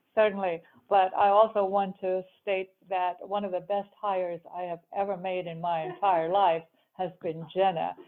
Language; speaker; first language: English; early bilingual, other home language; German